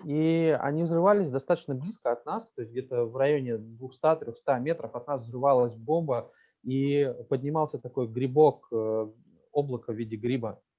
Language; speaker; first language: Russian; native; Russian